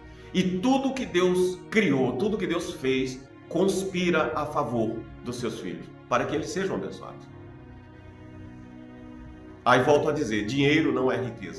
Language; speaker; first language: Portuguese; native; Portuguese